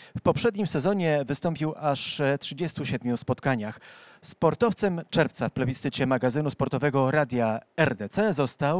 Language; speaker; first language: Polish; native; Polish